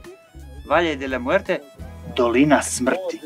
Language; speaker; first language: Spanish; non-native, learner; Serbian